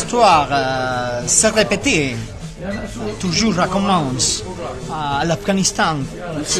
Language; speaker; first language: French; non-native, learner; Spanish